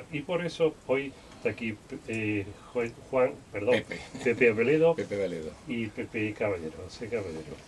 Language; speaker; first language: Spanish; native; Spanish